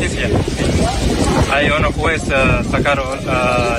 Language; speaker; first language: Spanish; non-native, learner; Arabic